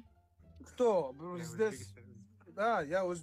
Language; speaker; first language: Russian; non-native, learner; Uzbek